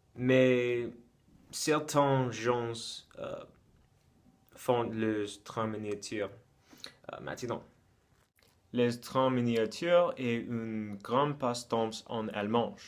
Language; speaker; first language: French; non-native, learner; English